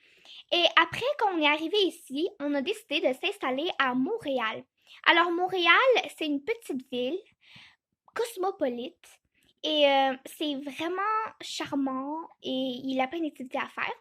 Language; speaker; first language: French; early bilingual, other home language; Chinese